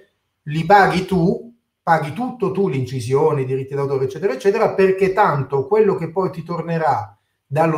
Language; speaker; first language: Italian; native; Italian